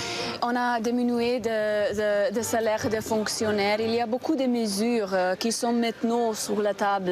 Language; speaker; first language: French; non-native, fluent; Slovenian